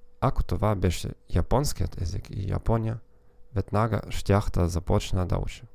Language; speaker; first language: Macedonian; non-native, learner; German